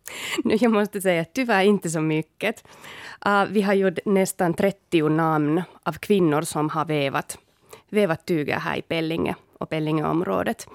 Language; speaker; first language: Swedish; non-native, local second language; Finnish